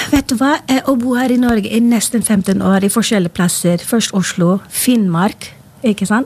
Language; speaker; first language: Norwegian; non-native, fluent; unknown